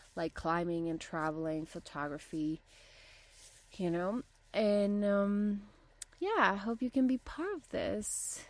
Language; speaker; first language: English; non-native, fluent; Spanish